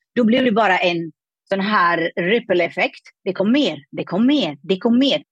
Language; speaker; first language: Swedish; non-native, fluent; Persian